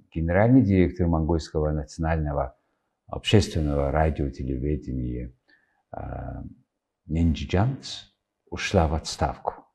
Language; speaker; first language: Russian; non-native, fluent; Mongolian